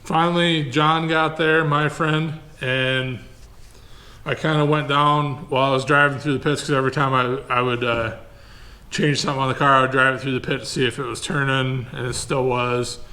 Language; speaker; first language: English; native; English